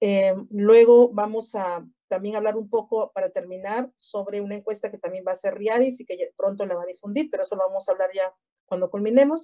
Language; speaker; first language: Spanish; native; Spanish